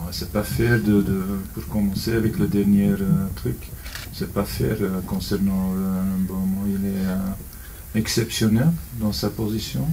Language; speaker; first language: French; non-native, local second language; Dutch